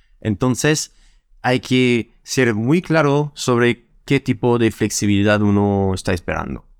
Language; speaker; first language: Spanish; non-native, fluent; French